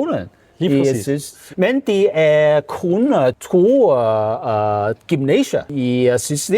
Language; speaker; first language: Danish; non-native, learner; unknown